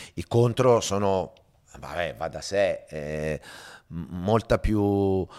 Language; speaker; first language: Italian; native; Italian